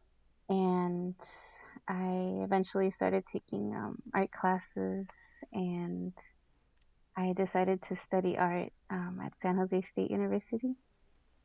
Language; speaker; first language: English; early bilingual, other home language; Spanish